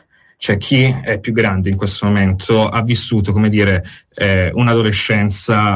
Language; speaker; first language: Italian; native; Italian